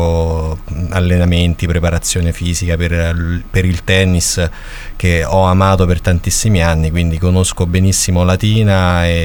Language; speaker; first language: Italian; native; Italian